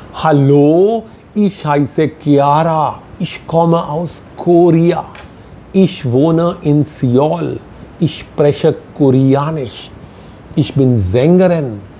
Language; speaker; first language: German; non-native, fluent; Hindi